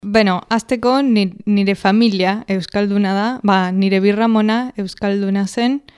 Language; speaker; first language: Basque; non-native, fluent; Spanish